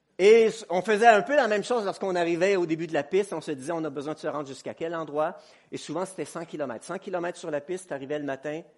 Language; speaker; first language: French; native; French